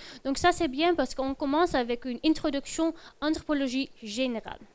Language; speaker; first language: French; non-native, fluent; Dutch